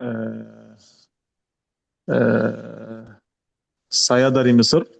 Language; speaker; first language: Indonesian; non-native, learner; Arabic